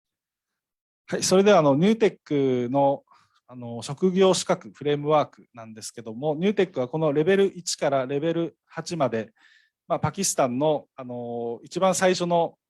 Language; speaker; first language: Japanese; native; Japanese